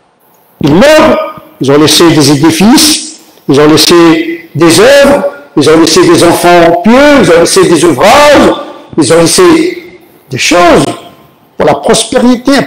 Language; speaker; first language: French; native; French